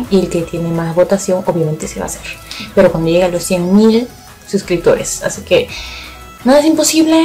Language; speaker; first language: Spanish; native; Spanish